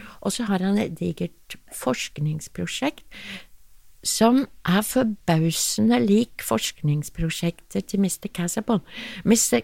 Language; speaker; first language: Norwegian; non-native, fluent; English